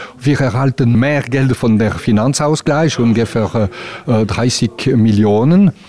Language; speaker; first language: German; non-native, local second language; French